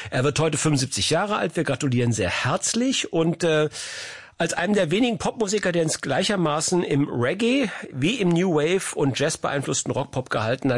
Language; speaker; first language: German; native; German